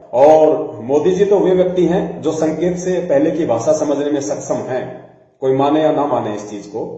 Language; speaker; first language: Hindi; native; Hindi